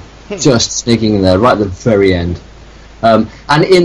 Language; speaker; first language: English; native; English